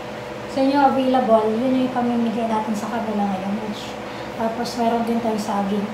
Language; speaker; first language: Filipino; native; Filipino